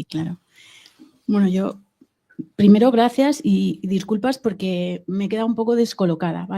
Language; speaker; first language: Spanish; native; Spanish